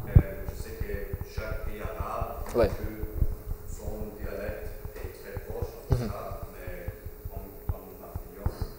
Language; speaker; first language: French; non-native, fluent; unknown